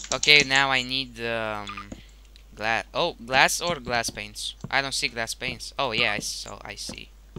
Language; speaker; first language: English; non-native, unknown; Romanian